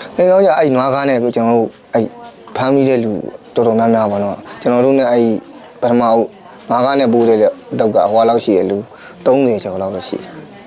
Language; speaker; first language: Burmese; native; Burmese